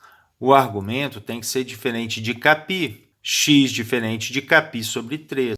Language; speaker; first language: Portuguese; native; Portuguese